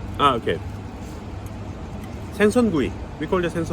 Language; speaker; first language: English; non-native, learner; Korean